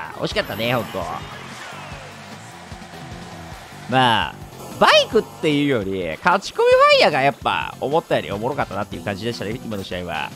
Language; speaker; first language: Japanese; native; Japanese